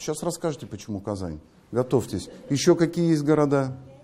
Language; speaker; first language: Russian; native; Russian